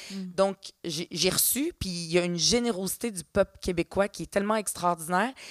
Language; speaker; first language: French; early bilingual, other home language; Arabic